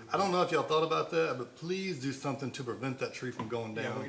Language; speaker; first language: English; native; English